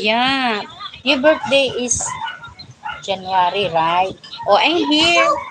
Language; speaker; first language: English; non-native, learner; Filipino